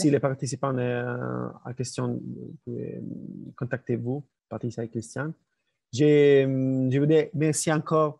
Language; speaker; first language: French; non-native, learner; Spanish